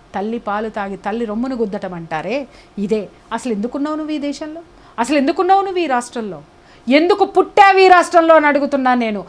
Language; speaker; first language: Telugu; native; Telugu